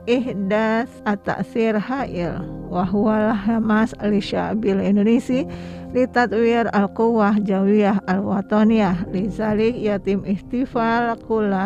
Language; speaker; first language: Arabic; non-native, fluent; Indonesian